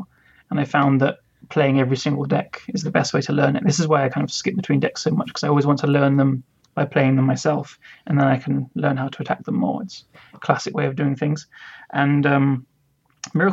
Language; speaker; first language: English; native; English